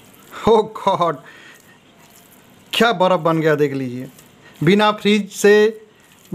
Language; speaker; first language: Hindi; non-native, local second language; Bangla